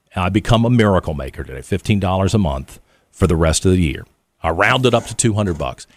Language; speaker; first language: English; native; English